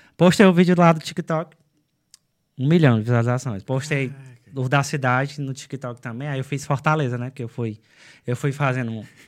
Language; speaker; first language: Portuguese; native; Portuguese